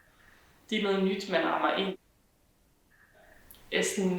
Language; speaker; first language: Danish; native; Danish